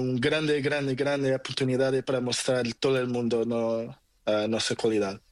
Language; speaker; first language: Spanish; non-native, learner; Portuguese